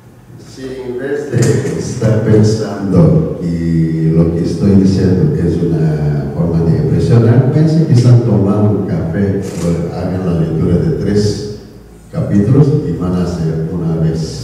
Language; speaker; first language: Spanish; non-native, learner; Korean